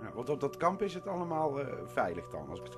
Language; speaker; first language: Dutch; native; Dutch